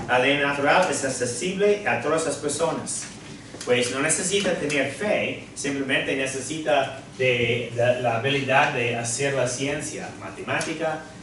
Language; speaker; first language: Spanish; non-native, fluent; English